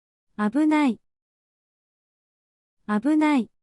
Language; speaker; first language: Japanese; native; Japanese